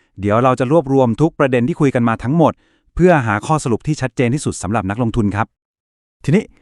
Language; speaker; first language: Thai; native; Thai